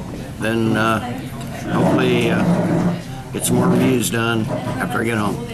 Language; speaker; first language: English; native; English